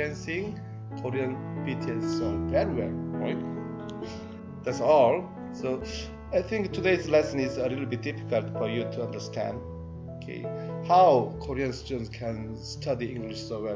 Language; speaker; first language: English; non-native, learner; Korean